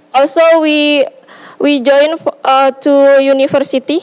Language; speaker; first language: English; non-native, learner; Indonesian